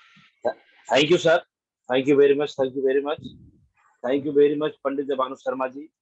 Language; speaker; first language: Hindi; native; Hindi